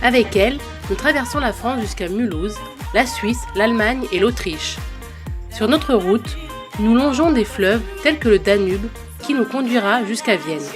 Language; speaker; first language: French; native; French